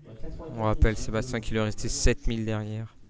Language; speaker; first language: French; native; French